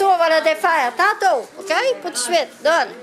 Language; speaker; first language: French; native; French